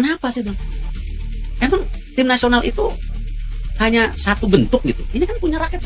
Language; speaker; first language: Indonesian; native; Indonesian